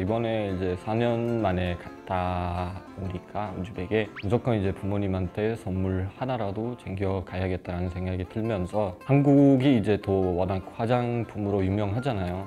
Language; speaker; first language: Korean; non-native, fluent; Uzbek